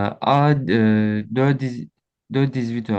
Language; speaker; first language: French; non-native, learner; Azerbaijani